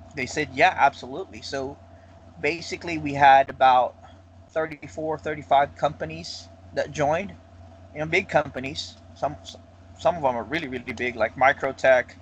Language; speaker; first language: English; non-native, local second language; Filipino